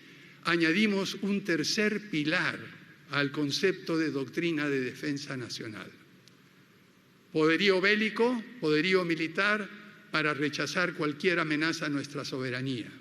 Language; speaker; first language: Spanish; native; Spanish